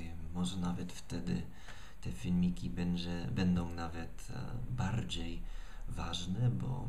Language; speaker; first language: Polish; non-native, fluent; English